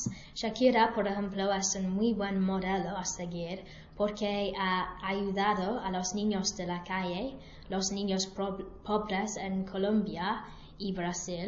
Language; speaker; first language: Spanish; non-native, learner; English